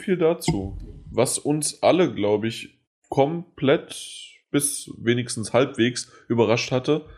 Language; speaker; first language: German; native; German